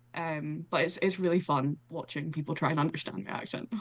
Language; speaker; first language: English; native; English